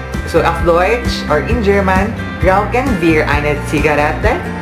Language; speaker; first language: German; non-native, learner; Filipino